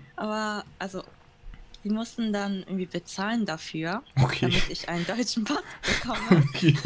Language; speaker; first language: German; early bilingual, other home language; Japanese